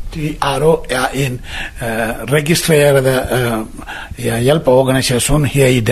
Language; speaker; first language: Danish; non-native, learner; Tamil